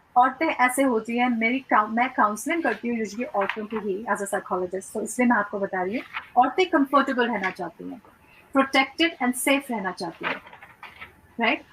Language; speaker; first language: Hindi; early bilingual, heritage; Hindi